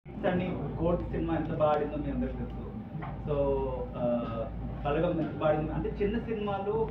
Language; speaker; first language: Telugu; native; Telugu